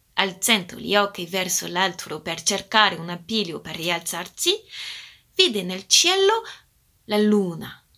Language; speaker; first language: Italian; early bilingual, heritage; Italian